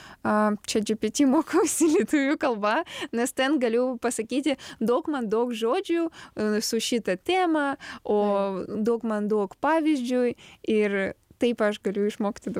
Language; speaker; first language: Lithuanian; non-native, learner; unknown